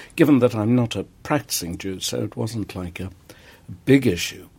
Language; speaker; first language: English; native; English